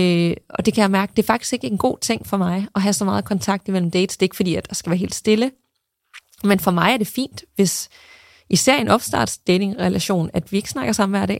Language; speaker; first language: Danish; native; Danish